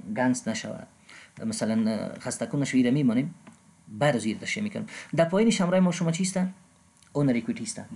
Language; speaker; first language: Persian; non-native, local second language; Pashto